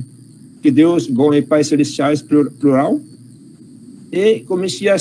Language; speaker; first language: Portuguese; non-native, fluent; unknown